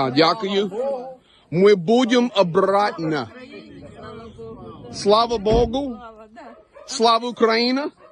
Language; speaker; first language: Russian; non-native, learner; English